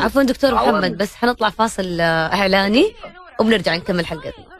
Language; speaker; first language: Arabic; native; Arabic